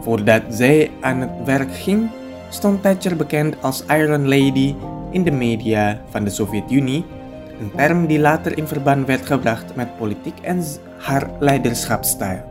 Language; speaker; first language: Dutch; non-native, fluent; Indonesian